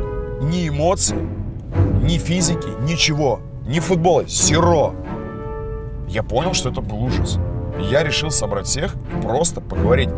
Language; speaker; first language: Russian; native; Russian